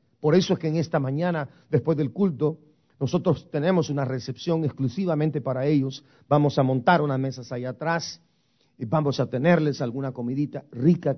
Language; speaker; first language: Spanish; native; Spanish